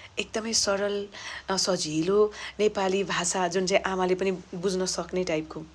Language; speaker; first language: Nepali; native; Nepali